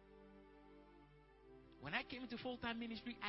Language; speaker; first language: English; non-native, local second language; Akan